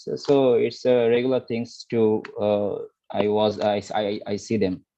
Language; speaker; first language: English; non-native, learner; Bangla